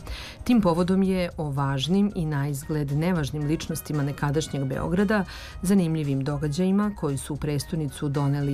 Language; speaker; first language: Serbian; native; Serbian